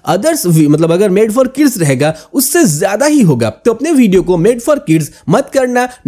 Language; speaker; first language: Hindi; non-native, local second language; Bangla